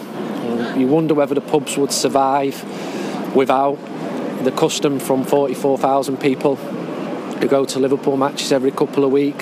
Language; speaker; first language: English; native; English